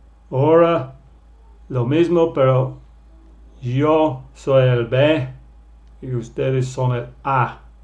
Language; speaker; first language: Spanish; non-native, fluent; English